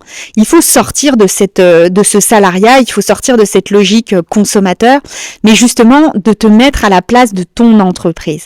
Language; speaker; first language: French; native; French